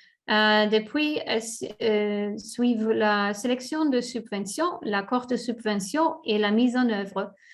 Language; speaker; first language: French; non-native, learner; German